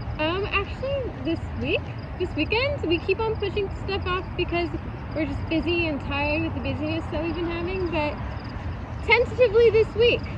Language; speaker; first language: English; native; English